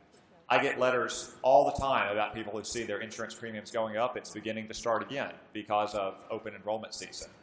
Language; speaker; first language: English; native; English